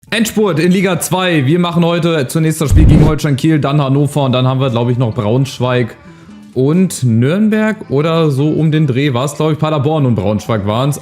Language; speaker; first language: German; native; German